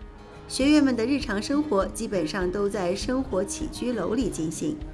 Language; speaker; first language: Chinese; native; Chinese